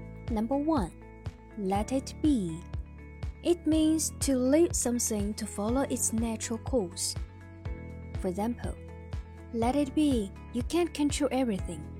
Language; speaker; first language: English; non-native, fluent; Chinese